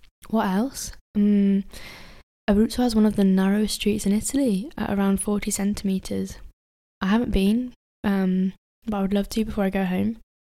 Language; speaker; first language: English; native; English